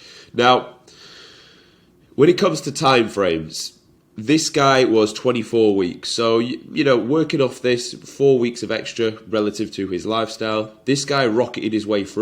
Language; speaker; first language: English; native; English